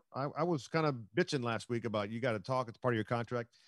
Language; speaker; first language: English; native; English